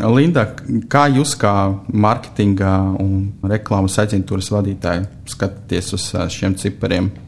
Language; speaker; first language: Latvian; non-native, local second language; Russian